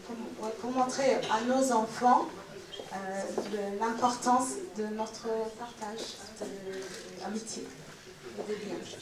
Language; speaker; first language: French; non-native, fluent; English